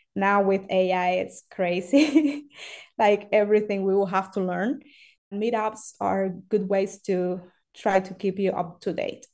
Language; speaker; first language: English; non-native, fluent; Spanish